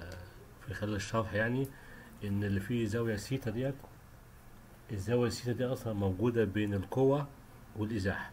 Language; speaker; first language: Arabic; native; Arabic